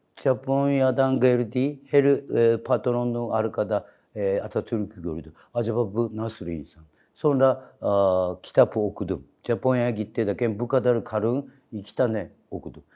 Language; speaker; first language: Turkish; non-native, fluent; Japanese